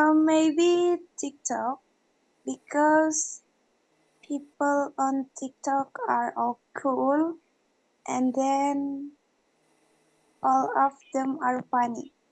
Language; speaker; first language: English; non-native, learner; Indonesian